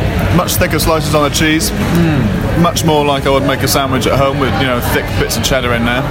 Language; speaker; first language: English; native; English